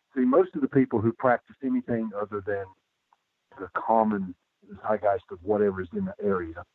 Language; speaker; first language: English; native; English